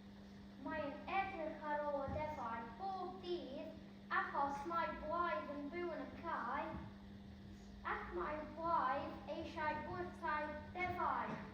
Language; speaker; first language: Welsh; non-native, local second language; English